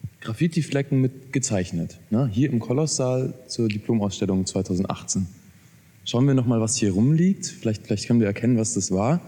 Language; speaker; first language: German; native; German